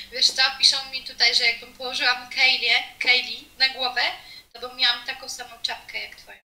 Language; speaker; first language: Polish; non-native, fluent; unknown